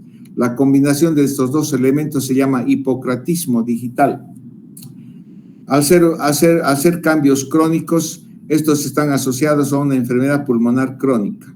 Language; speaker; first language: Spanish; native; Spanish